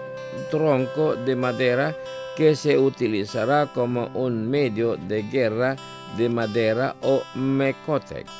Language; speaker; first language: Spanish; non-native, fluent; Indonesian